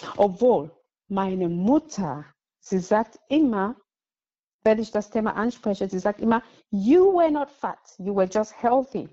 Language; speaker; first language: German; non-native, fluent; English